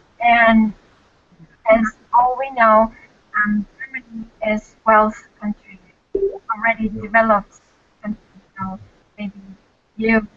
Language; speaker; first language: English; non-native, learner; Korean